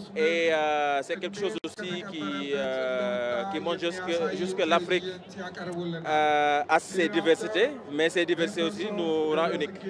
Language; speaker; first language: French; non-native, local second language; Wolof